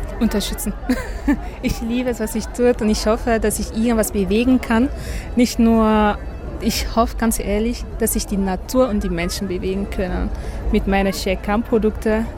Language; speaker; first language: German; non-native, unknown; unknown